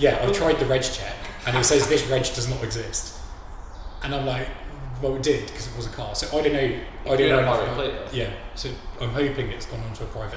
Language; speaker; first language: English; native; English